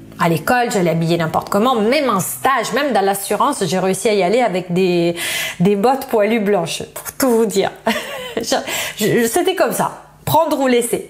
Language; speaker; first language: French; non-native, fluent; Italian